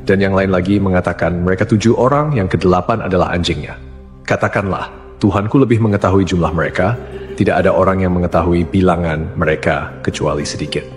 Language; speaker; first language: Indonesian; native; Indonesian